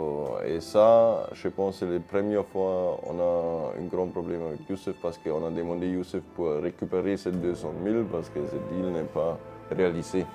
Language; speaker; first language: French; non-native, learner; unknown